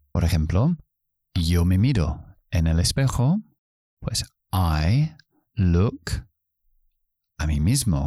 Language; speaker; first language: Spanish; non-native, fluent; English